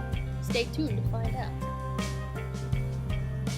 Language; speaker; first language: English; native; English